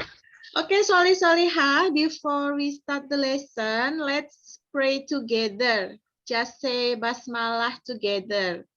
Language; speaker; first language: English; non-native, fluent; Indonesian